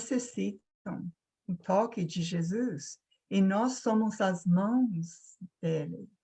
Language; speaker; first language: Portuguese; non-native, fluent; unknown